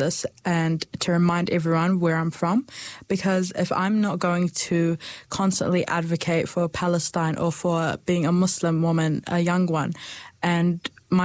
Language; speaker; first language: English; native; English